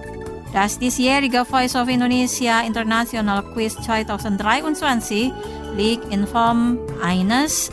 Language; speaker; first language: German; non-native, fluent; Indonesian